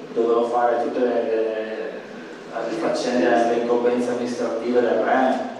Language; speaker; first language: Italian; native; Italian